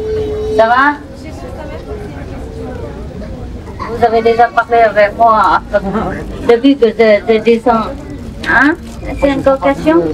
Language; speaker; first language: French; non-native, learner; Vietnamese